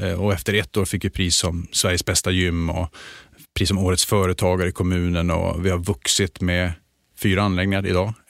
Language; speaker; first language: Swedish; native; Swedish